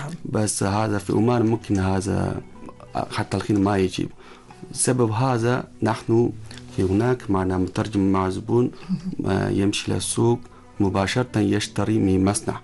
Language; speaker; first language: Arabic; non-native, learner; Chinese